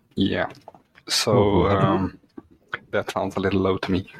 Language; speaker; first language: English; non-native, fluent; Swedish